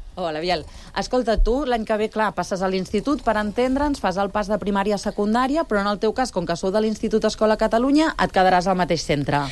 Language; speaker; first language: Catalan; native; Catalan